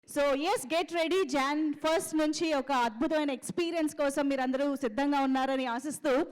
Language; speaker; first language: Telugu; native; Telugu